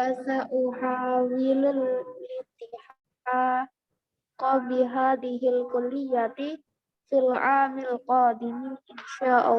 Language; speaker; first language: Arabic; non-native, learner; Indonesian